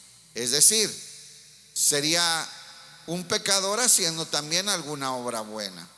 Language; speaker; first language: Spanish; native; Spanish